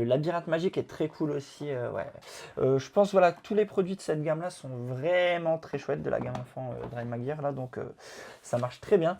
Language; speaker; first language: French; native; French